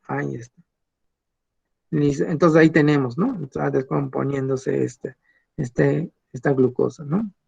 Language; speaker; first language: Spanish; native; Spanish